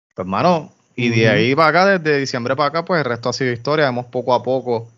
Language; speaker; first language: Spanish; native; Spanish